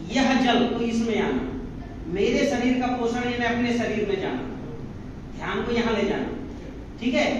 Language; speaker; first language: Hindi; non-native, local second language; Marathi